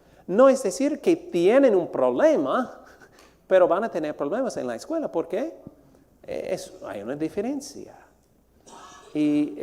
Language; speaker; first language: Spanish; non-native, fluent; English